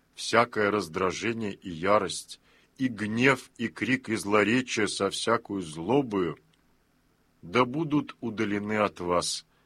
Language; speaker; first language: Russian; native; Russian